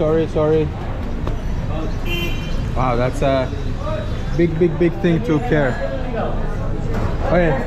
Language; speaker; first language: English; non-native, fluent; Azerbaijani